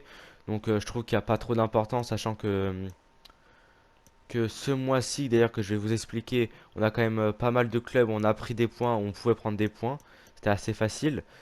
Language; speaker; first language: French; native; French